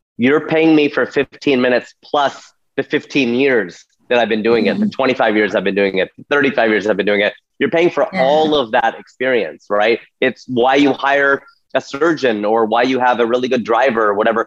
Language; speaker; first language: English; native; English